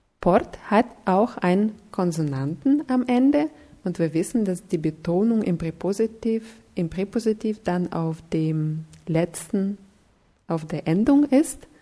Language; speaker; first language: German; non-native, fluent; Russian